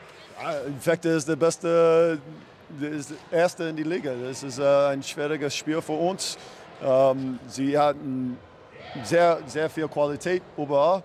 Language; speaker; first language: German; non-native, learner; English